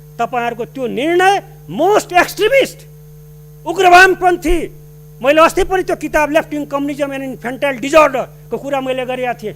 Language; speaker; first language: Nepali; non-native, local second language; Maithili